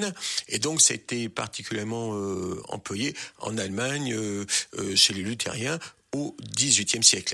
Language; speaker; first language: French; native; French